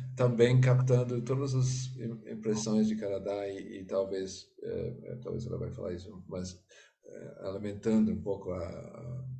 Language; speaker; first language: Portuguese; non-native, fluent; English